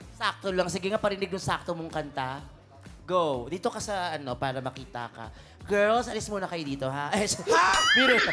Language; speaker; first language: Filipino; native; Filipino